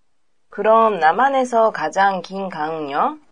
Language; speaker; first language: Korean; non-native, learner; Japanese